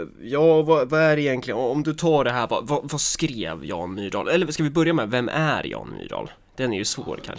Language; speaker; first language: Swedish; native; Swedish